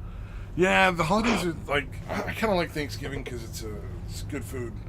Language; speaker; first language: English; native; English